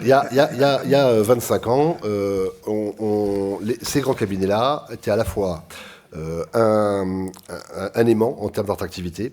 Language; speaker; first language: French; native; French